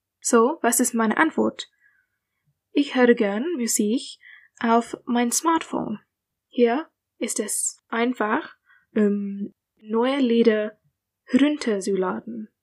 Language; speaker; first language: German; non-native, learner; English